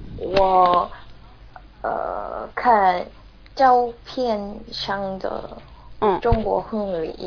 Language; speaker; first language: Chinese; non-native, learner; Korean